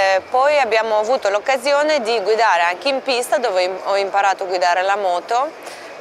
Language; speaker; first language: Italian; non-native, fluent; Russian